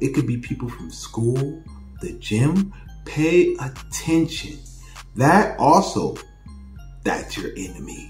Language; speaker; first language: English; native; English